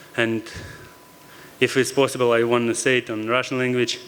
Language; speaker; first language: English; non-native, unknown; Russian